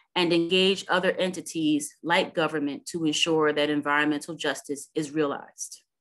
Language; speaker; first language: English; native; English